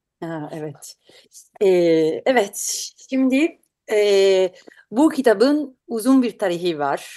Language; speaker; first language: Turkish; non-native, learner; Italian